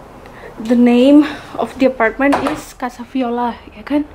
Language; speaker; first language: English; non-native, fluent; Indonesian